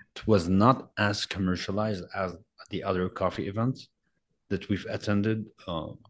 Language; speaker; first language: English; non-native, fluent; Arabic